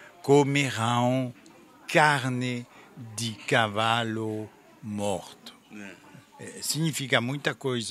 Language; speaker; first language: Portuguese; non-native, fluent; French